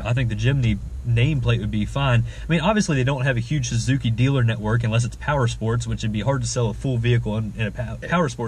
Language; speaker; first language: English; native; English